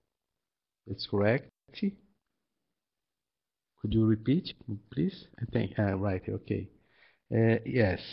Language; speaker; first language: English; non-native, learner; Portuguese